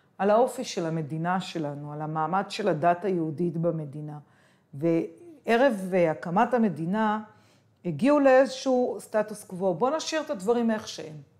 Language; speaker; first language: Hebrew; native; Hebrew